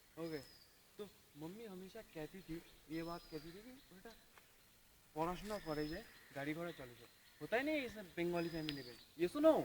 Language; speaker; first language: Hindi; non-native, local second language; Bangla